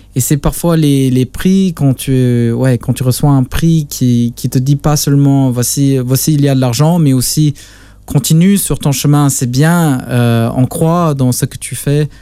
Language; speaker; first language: French; non-native, local second language; Luxembourgish